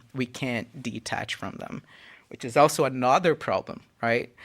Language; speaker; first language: English; non-native, fluent; Portuguese